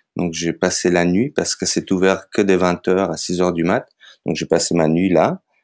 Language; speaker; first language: French; non-native, fluent; Macedonian